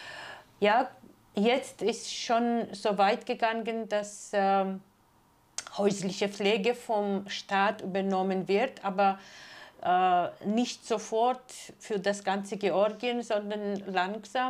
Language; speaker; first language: German; non-native, fluent; Georgian